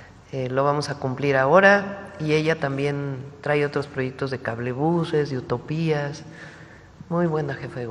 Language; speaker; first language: Spanish; native; Spanish